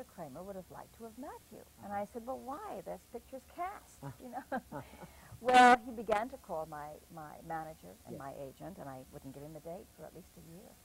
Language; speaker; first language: English; native; English